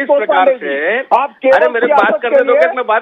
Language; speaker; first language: Hindi; native; Hindi